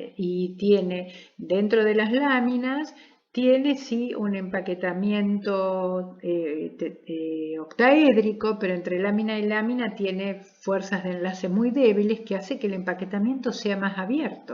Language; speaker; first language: Spanish; native; Spanish